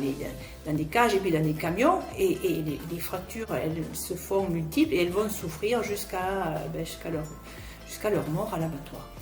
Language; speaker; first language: French; native; French